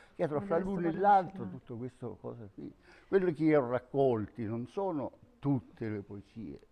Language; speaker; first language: Italian; native; Italian